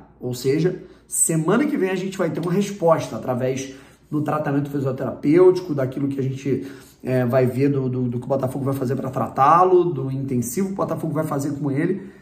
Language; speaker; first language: Portuguese; native; Portuguese